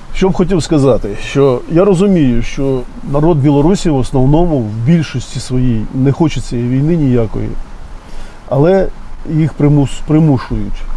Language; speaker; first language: Ukrainian; native; Ukrainian